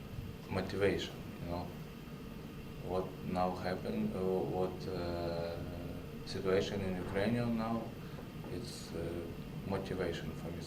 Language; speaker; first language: English; non-native, learner; Russian